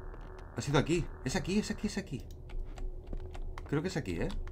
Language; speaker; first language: Spanish; native; Spanish